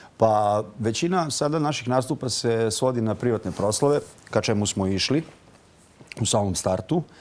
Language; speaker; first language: Serbian; native; Serbian